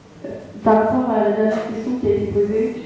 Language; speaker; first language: French; native; French